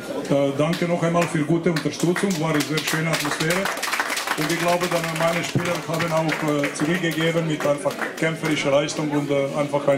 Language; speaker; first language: German; non-native, fluent; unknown